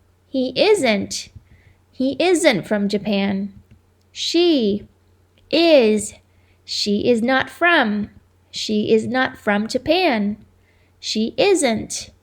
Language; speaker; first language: English; non-native, fluent; Thai